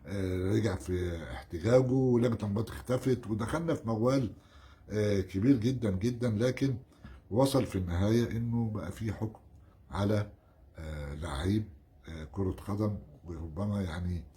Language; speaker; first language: Arabic; native; Arabic